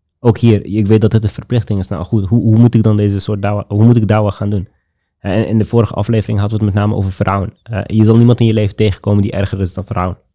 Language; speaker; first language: Dutch; early bilingual, other home language; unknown